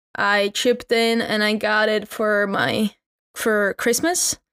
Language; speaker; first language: English; non-native, fluent; Czech